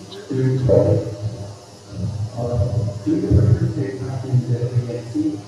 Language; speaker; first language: English; non-native, fluent; Korean